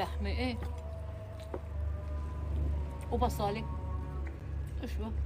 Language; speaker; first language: Arabic; native; Arabic